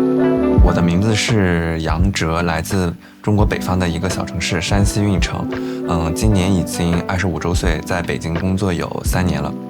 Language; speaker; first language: Chinese; native; Chinese